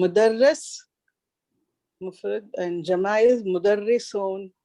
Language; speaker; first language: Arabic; non-native, learner; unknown